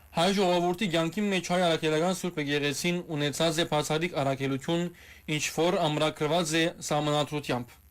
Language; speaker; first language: Armenian; early bilingual, heritage; Armenian